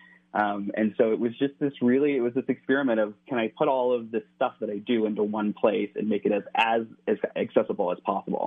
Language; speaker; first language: English; native; English